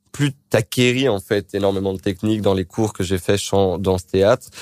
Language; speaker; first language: French; native; French